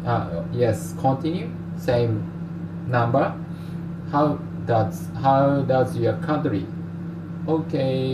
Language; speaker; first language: English; non-native, learner; Japanese